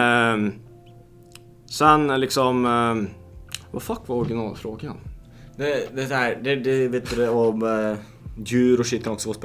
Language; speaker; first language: Swedish; native; Swedish